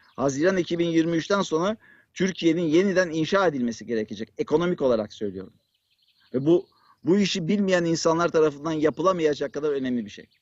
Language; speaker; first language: Turkish; native; Turkish